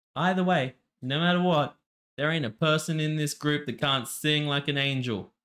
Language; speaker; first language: English; native; English